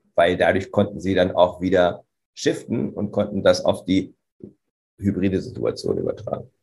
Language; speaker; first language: German; native; German